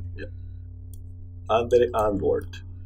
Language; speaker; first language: Dutch; non-native, learner; Spanish